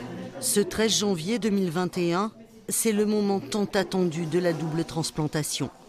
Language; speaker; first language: French; native; French